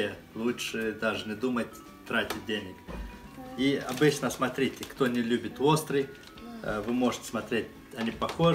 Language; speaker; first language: Russian; non-native, fluent; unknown